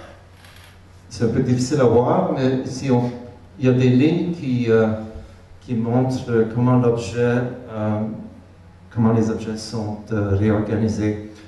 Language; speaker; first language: French; non-native, fluent; Hungarian